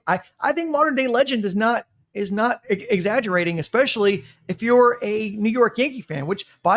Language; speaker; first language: English; native; English